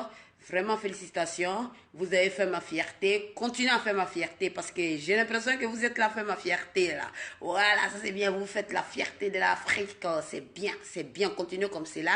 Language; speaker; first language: French; non-native, local second language; Dyula